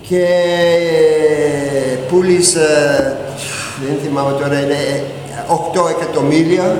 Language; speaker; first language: Greek; non-native, learner; English